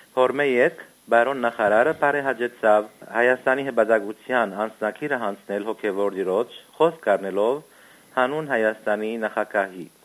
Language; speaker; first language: Armenian; early bilingual, heritage; Armenian